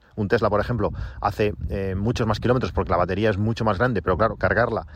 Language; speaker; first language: Spanish; native; Spanish